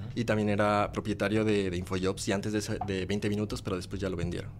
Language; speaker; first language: Spanish; native; Spanish